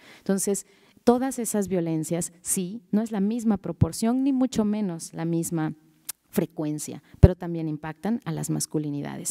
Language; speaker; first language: Spanish; native; Spanish